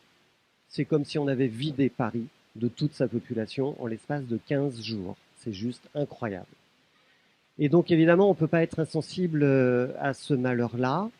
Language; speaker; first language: French; native; French